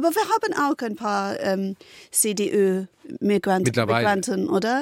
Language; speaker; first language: German; non-native, fluent; English